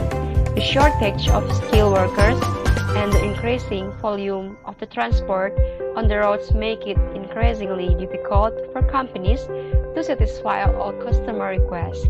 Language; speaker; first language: English; non-native, learner; Indonesian